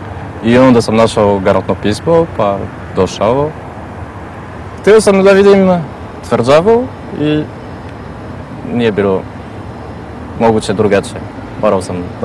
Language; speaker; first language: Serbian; non-native, fluent; French